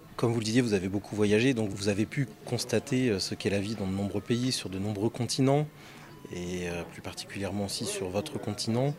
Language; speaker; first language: French; native; French